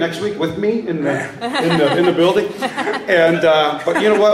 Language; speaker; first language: English; native; English